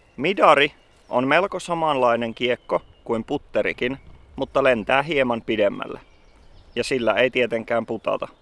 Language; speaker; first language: Finnish; native; Finnish